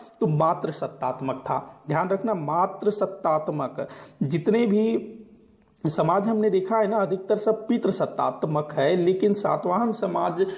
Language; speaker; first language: Hindi; non-native, local second language; Marathi